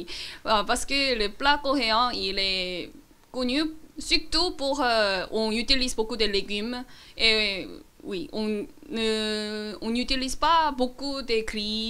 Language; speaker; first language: French; non-native, learner; Korean